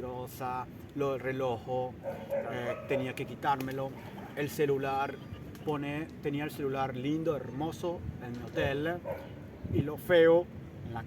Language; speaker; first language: Spanish; non-native, fluent; Italian